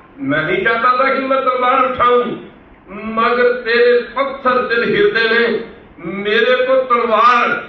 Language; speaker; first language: Urdu; non-native, local second language; Punjabi